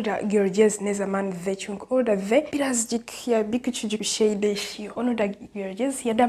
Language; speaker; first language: Turkish; non-native, learner; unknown